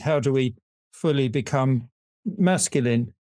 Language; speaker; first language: English; native; English